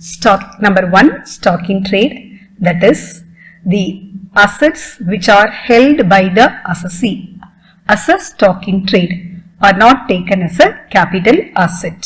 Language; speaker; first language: English; non-native, local second language; Tamil